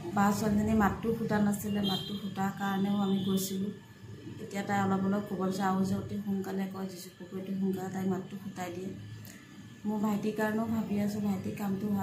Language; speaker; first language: Assamese; native; Assamese